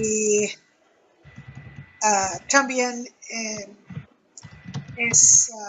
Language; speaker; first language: Spanish; non-native, learner; English